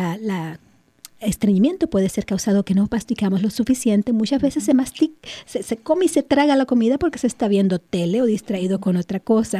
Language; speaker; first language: Spanish; native; Spanish